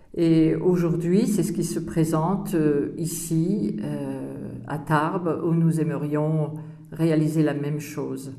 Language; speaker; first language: French; native; French